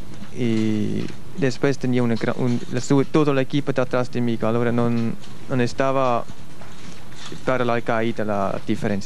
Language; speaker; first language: Spanish; non-native, learner; Swiss German